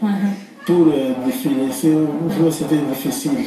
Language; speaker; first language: French; non-native, local second language; Lingala